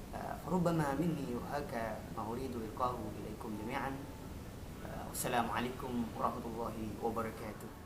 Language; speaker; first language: Arabic; non-native, learner; Indonesian